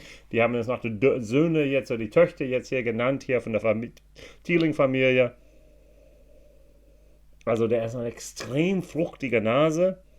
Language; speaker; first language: German; non-native, fluent; English